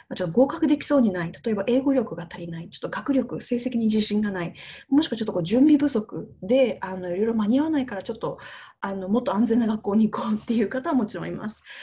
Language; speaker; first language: Japanese; native; Japanese